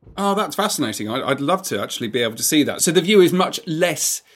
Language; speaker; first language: English; native; English